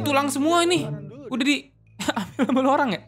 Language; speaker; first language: Indonesian; native; Indonesian